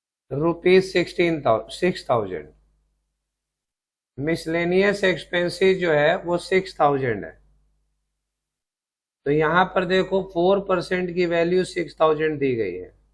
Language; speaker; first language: Hindi; native; Hindi